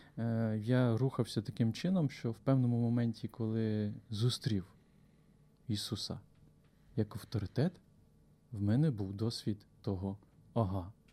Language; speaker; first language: Ukrainian; native; Ukrainian